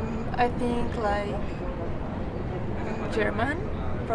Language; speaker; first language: English; non-native, learner; Khmer